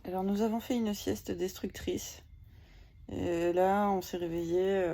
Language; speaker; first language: French; native; French